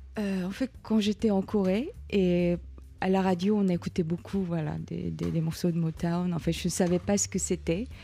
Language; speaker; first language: French; non-native, fluent; Korean